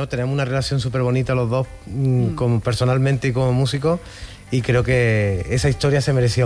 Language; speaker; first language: Spanish; native; Spanish